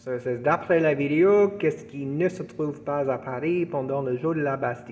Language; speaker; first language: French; non-native, fluent; English